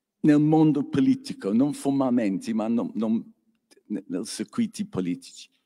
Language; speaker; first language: Italian; non-native, learner; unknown